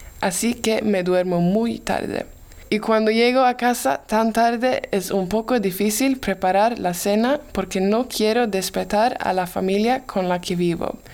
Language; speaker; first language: Spanish; non-native, learner; Swedish